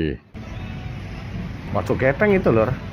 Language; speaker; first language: Indonesian; native; Indonesian